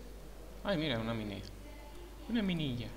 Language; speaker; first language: Spanish; native; Spanish